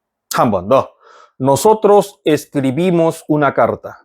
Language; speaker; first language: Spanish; non-native, fluent; Korean